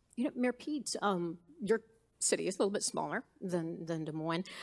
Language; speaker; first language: English; native; English